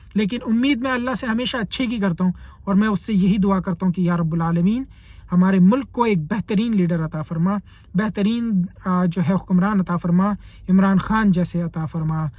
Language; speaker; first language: Urdu; native; Urdu